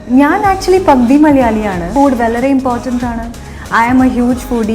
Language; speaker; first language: Malayalam; early bilingual, heritage; English